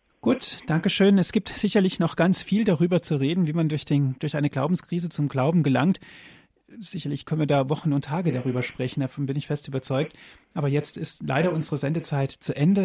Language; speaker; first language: German; native; German